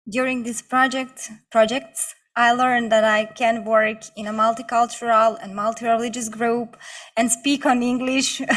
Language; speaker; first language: English; non-native, learner; Bosnian